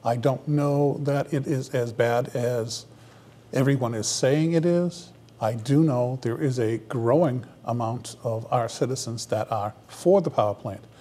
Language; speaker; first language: English; native; English